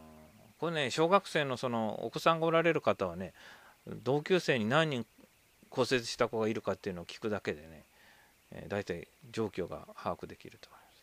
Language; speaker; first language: Japanese; native; Japanese